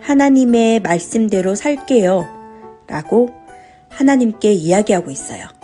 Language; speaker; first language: Korean; native; Korean